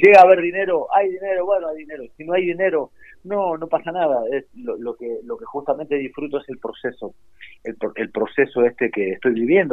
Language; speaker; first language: Spanish; native; Spanish